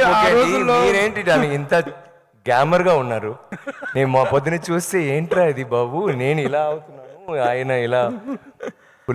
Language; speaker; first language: Telugu; non-native, learner; Tamil